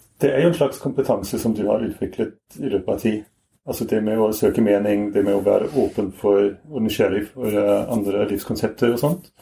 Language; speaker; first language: Norwegian; non-native, fluent; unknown